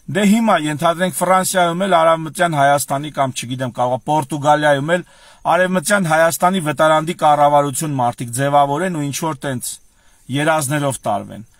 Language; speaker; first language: Armenian; native; Armenian